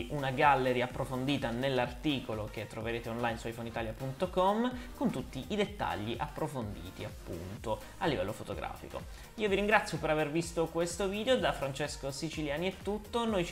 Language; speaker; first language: Italian; native; Italian